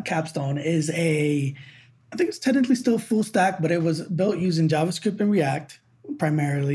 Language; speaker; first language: English; native; English